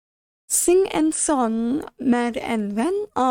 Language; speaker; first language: Norwegian; non-native, learner; English